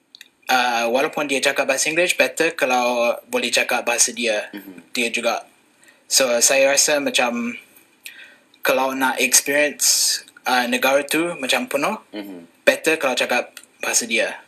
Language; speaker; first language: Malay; non-native, fluent; English